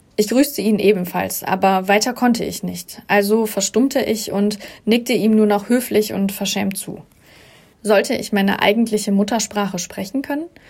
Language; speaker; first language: German; native; German